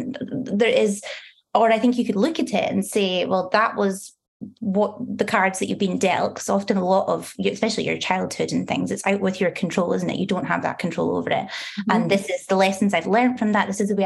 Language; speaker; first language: English; native; English